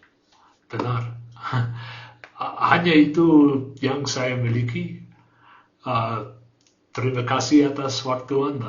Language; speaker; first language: Indonesian; non-native, learner; English